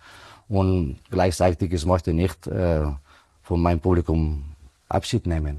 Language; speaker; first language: German; non-native, fluent; Spanish